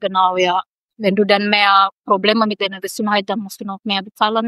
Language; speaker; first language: German; non-native, local second language; Indonesian